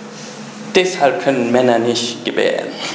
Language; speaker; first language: German; non-native, fluent; English